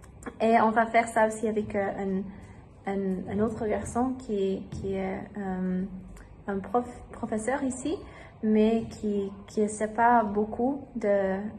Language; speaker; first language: French; non-native, learner; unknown